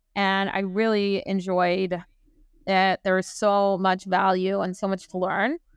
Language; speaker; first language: English; native; English